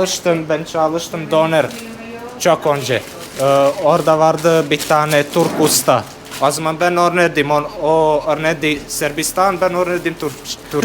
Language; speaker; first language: Turkish; non-native, learner; Serbian